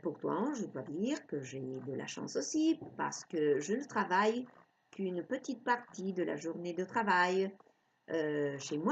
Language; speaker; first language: French; non-native, fluent; Spanish